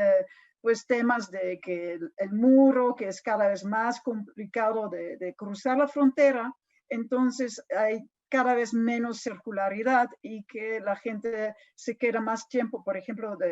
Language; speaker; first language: Spanish; non-native, fluent; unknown